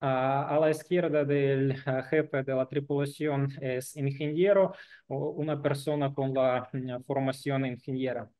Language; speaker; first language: Spanish; non-native, learner; Russian